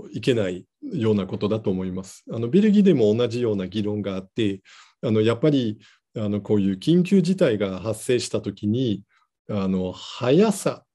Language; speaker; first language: Japanese; non-native, fluent; Dutch